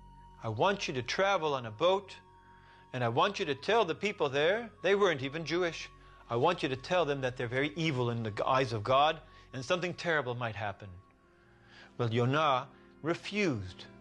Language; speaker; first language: English; native; English